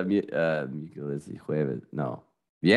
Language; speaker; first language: Spanish; non-native, learner; English